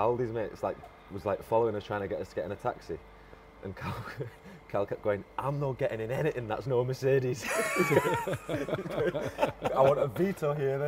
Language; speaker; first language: English; native; English